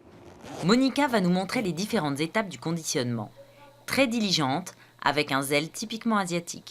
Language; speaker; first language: French; native; French